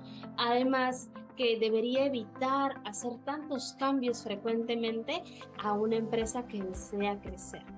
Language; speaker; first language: Spanish; native; Spanish